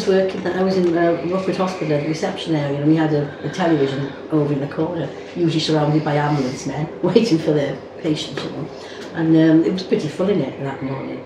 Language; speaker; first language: English; native; English